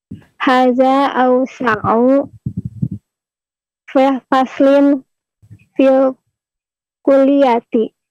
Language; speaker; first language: Arabic; non-native, learner; Indonesian